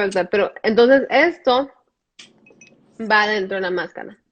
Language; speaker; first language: Spanish; early bilingual, heritage; Spanish